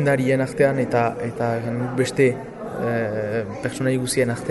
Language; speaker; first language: Basque; native; Basque